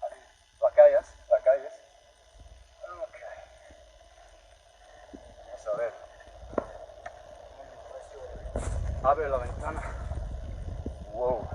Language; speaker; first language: Spanish; non-native, learner; English